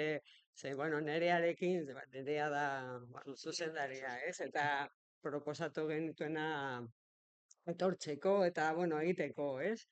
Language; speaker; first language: Basque; non-native, local second language; Spanish